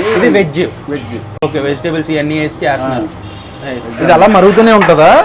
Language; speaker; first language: Telugu; early bilingual, other home language; Burmese